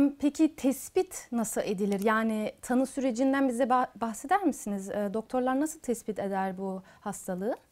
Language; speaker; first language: Turkish; early bilingual, heritage; Turkish